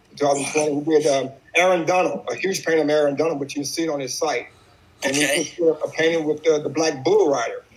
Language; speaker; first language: English; native; English